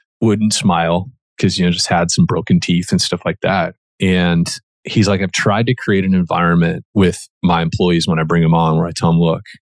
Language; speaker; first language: English; native; English